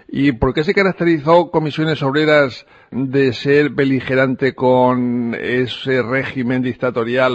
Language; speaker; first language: Spanish; native; Spanish